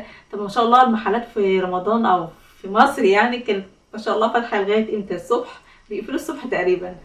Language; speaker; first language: Arabic; native; Arabic